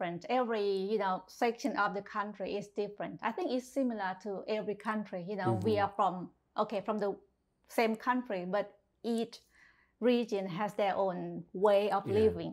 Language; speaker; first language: English; non-native, fluent; Thai